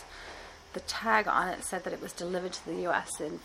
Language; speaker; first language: English; native; English